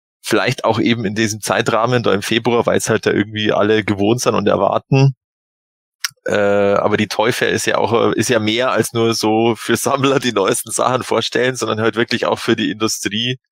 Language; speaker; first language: German; native; German